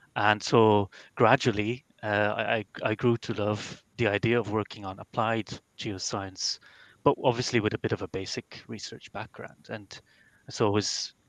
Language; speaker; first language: English; non-native, fluent; Dutch